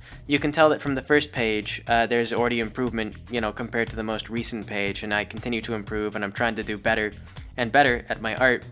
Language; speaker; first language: English; native; English